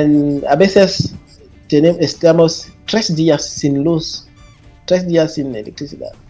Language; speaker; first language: Spanish; non-native, fluent; French